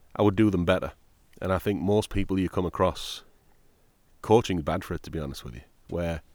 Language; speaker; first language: English; native; English